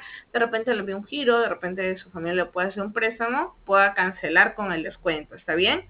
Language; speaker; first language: Spanish; native; Spanish